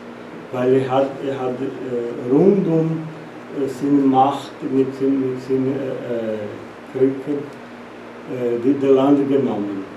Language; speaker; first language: German; non-native, learner; Portuguese